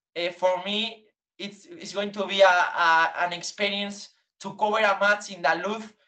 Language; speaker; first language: English; non-native, learner; Spanish